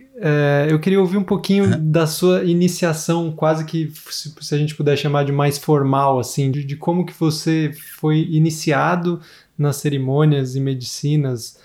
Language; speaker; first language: Portuguese; native; Portuguese